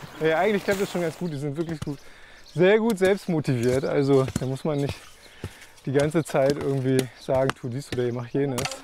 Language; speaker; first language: German; native; German